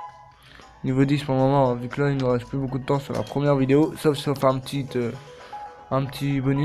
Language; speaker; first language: French; native; French